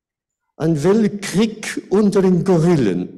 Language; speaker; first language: German; non-native, fluent; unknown